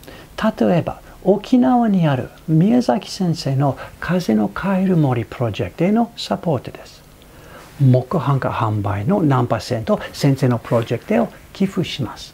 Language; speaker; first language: Japanese; non-native, fluent; English